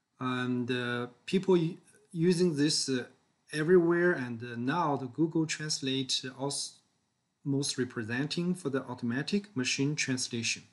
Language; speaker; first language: English; non-native, fluent; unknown